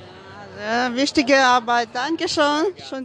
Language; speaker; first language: German; non-native, learner; Ukrainian